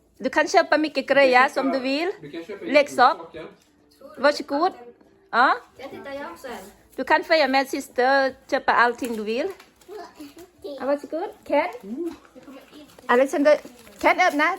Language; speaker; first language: Swedish; non-native, learner; Thai